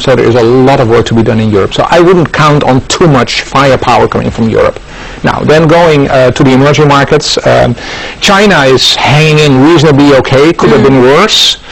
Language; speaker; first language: English; non-native, fluent; Dutch